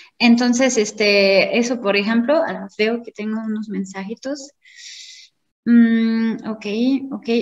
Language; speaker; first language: Spanish; non-native, fluent; French